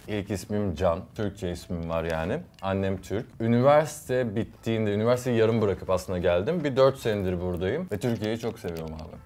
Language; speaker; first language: Turkish; early bilingual, heritage; English